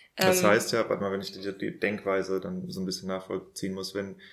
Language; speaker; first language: German; native; German